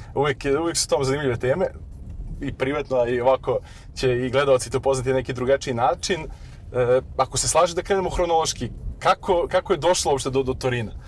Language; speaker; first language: Serbian; native; Serbian